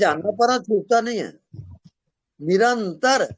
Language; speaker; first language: Hindi; native; Hindi